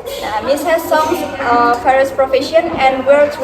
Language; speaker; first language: English; non-native, learner; Indonesian